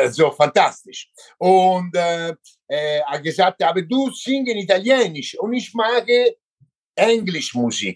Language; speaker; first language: German; non-native, learner; Italian